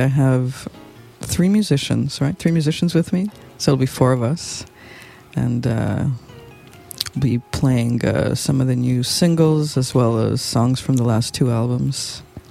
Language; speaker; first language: English; early bilingual, other home language; Russian